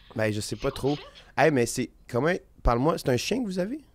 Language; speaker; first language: French; native; French